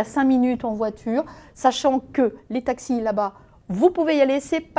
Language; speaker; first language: French; native; French